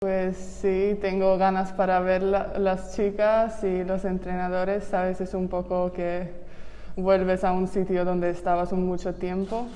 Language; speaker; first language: Spanish; non-native, learner; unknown